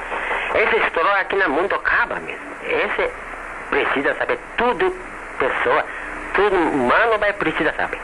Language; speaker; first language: Portuguese; non-native, learner; Japanese